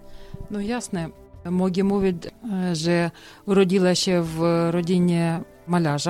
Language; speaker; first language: Polish; non-native, learner; Ukrainian